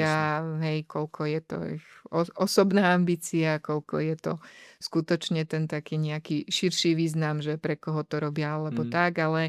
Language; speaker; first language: Slovak; native; Slovak